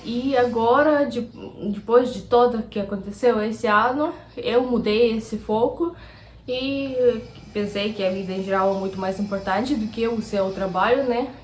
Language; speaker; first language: Portuguese; non-native, fluent; Russian